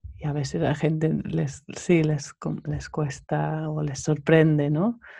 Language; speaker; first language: Spanish; native; Spanish